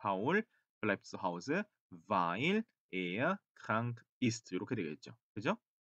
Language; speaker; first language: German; non-native, fluent; Korean